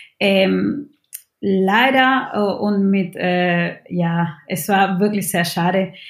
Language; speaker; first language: German; non-native, fluent; Spanish